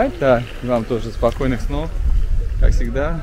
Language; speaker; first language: Russian; native; Russian